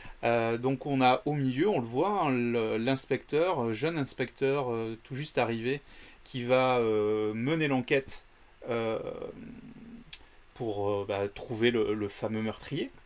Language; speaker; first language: French; native; French